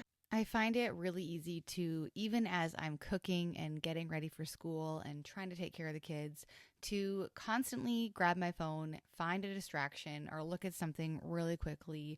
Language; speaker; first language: English; native; English